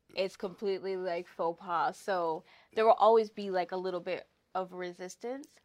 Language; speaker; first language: English; native; English